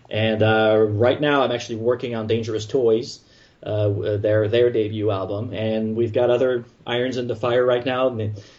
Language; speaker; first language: English; non-native, fluent; French